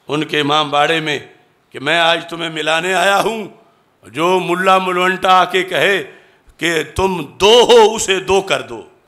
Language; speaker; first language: Urdu; native; Urdu